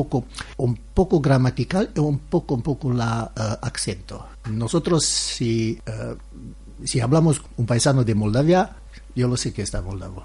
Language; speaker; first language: Spanish; non-native, learner; Romanian